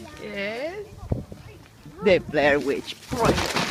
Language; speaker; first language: English; non-native, learner; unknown